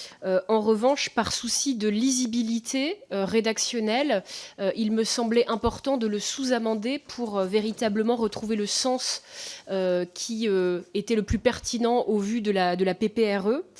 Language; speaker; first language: French; native; French